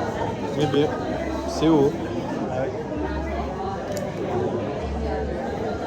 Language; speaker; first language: French; native; French